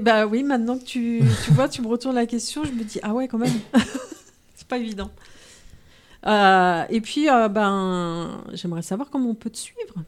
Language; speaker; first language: French; native; French